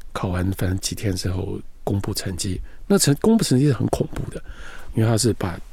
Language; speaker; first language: Chinese; native; Chinese